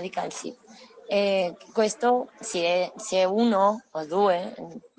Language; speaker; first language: Italian; non-native, learner; Spanish